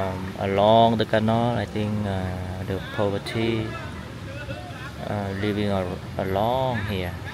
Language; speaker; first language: English; non-native, learner; Khmer